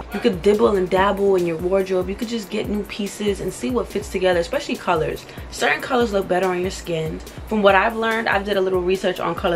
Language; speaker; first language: English; native; English